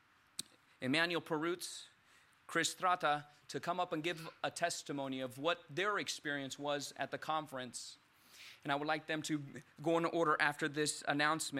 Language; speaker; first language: English; early bilingual, other home language; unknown